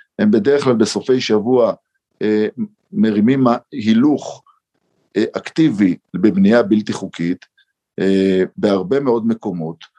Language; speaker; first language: Hebrew; native; Hebrew